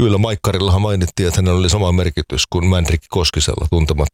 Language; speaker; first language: Finnish; native; Finnish